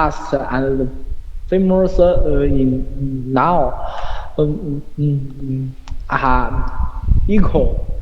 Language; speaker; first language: English; non-native, learner; Chinese